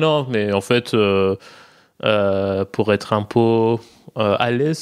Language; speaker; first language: French; non-native, fluent; Persian